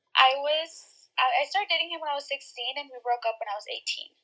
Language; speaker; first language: English; early bilingual, other home language; Spanish